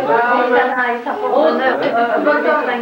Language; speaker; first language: French; early bilingual, other home language; Spanish